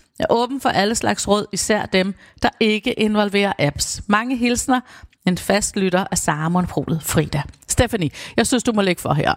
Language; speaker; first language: Danish; native; Danish